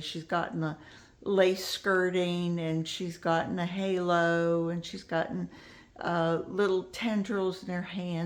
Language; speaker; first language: English; native; English